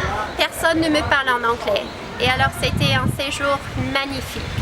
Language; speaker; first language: French; non-native, fluent; English